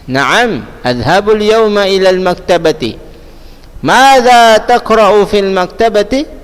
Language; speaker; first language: Arabic; non-native, fluent; Indonesian